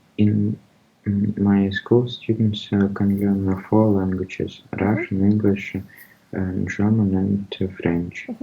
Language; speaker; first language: English; non-native, learner; Russian